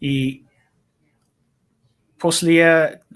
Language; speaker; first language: Russian; non-native, learner; English